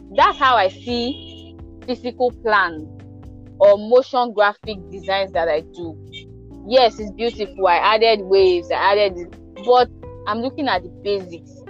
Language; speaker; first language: English; non-native, local second language; Yoruba